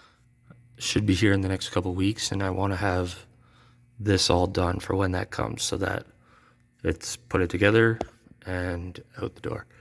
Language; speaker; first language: English; native; English